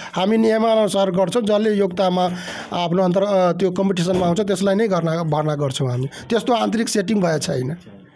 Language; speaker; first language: Nepali; non-native, local second language; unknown